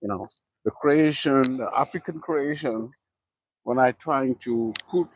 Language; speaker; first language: English; non-native, learner; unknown